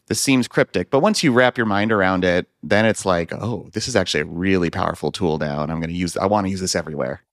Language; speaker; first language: English; native; English